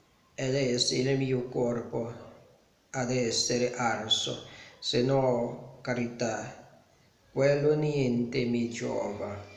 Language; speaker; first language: Italian; non-native, learner; Portuguese